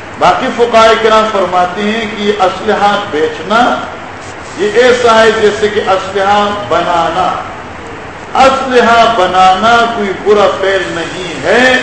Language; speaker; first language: Urdu; non-native, local second language; Pashto